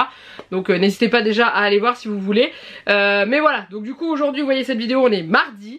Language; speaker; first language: French; native; French